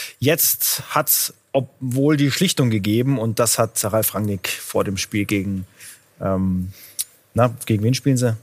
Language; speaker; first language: German; native; German